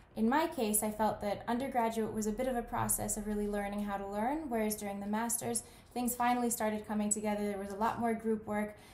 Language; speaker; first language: English; native; English